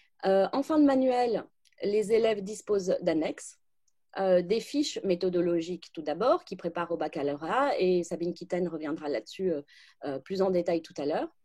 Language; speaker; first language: French; native; French